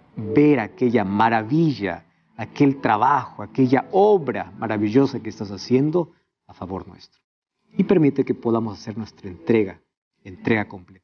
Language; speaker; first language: Spanish; native; Spanish